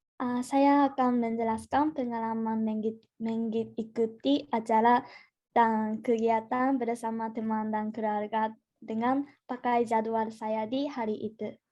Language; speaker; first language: Indonesian; non-native, learner; Japanese